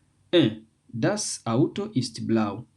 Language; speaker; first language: German; non-native, fluent; French